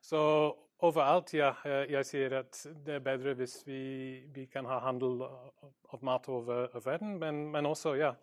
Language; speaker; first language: Norwegian; non-native, learner; English